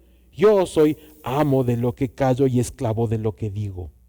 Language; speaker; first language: Spanish; native; Spanish